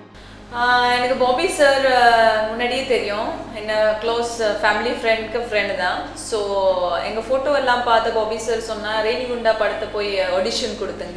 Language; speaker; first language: Tamil; non-native, learner; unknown